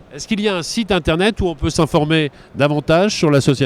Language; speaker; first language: French; native; French